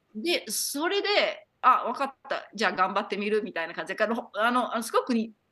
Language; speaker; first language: Japanese; early bilingual, heritage; Japanese